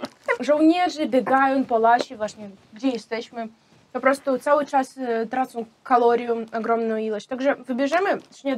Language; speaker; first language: Polish; non-native, fluent; Russian